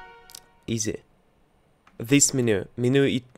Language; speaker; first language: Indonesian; non-native, learner; Russian